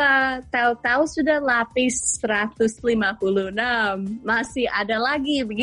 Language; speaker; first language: Indonesian; non-native, fluent; English